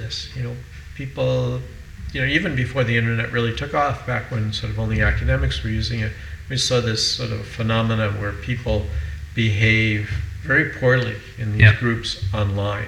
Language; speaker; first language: English; native; English